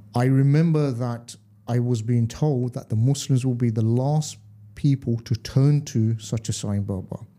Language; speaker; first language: English; early bilingual, other home language; Hindi